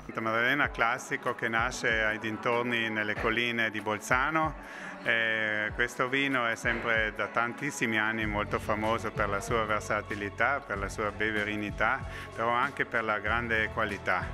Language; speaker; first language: Italian; non-native, local second language; German